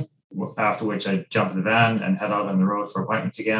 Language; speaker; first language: English; native; English